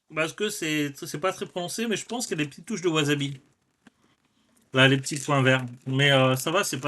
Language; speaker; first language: French; native; French